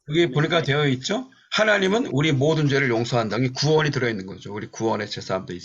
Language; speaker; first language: Korean; native; Korean